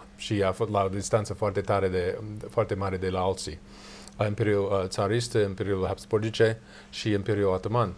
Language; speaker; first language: Romanian; non-native, learner; English